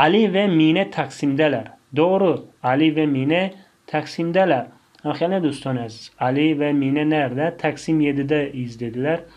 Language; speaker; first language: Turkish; non-native, fluent; Tajik